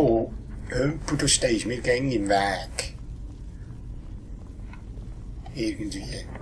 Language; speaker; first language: German; native; German